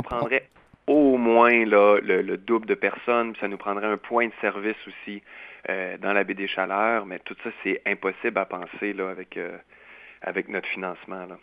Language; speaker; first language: French; native; French